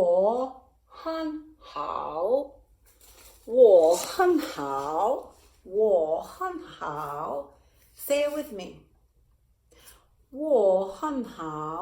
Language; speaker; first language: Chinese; non-native, learner; English